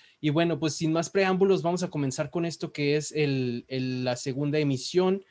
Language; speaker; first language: Spanish; native; Spanish